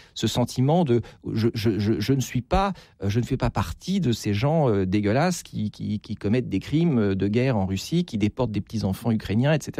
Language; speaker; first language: French; native; French